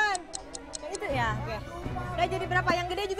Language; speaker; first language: Indonesian; native; Indonesian